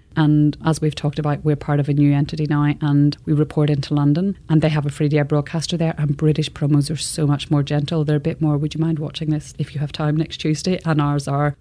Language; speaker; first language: English; native; English